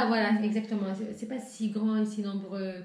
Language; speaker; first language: French; non-native, local second language; Arabic